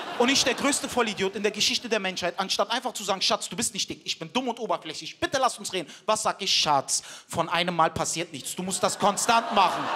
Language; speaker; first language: German; early bilingual, other home language; Turkish